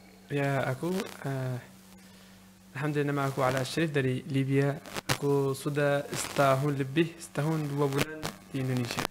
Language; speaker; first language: Indonesian; non-native, learner; Arabic